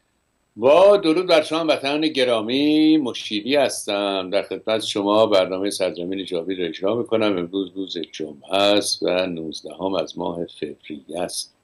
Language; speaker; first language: Persian; native; Persian